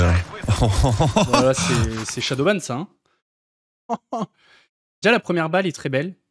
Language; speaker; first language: French; native; French